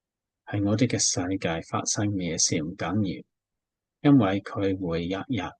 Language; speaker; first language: Cantonese; non-native, fluent; English